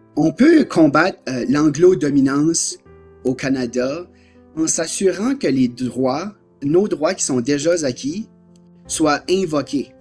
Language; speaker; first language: French; native; French